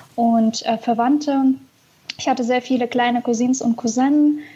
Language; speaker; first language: German; early bilingual, other home language; Russian